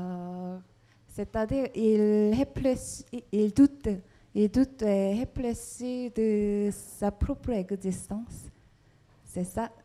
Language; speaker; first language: French; non-native, fluent; Korean